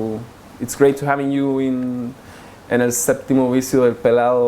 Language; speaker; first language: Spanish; native; Spanish